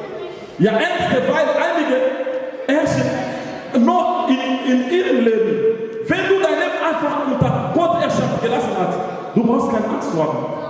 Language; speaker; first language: German; non-native, learner; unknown